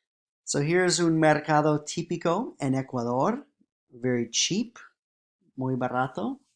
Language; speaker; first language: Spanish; non-native, fluent; English